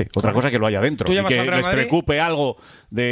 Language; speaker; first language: Spanish; native; Spanish